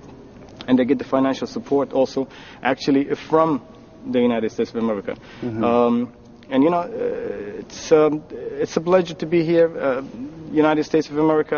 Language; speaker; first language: English; non-native, fluent; Arabic